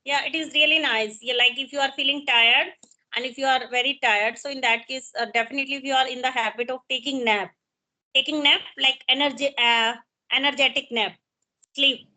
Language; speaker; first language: English; non-native, local second language; Hindi